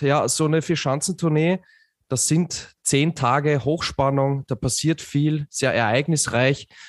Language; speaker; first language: German; native; German